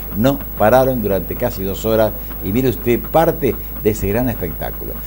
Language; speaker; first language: Spanish; native; Spanish